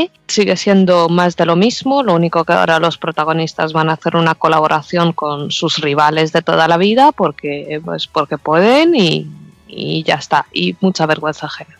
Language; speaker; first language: Spanish; native; Spanish